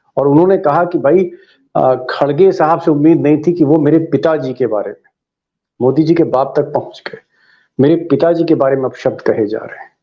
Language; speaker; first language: Hindi; native; Hindi